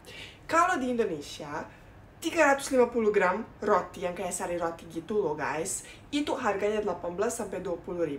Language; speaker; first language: Indonesian; non-native, fluent; Bosnian